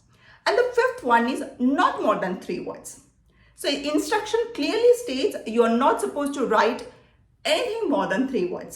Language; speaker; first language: English; non-native, local second language; Malayalam